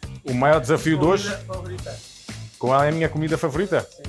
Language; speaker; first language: Portuguese; native; Portuguese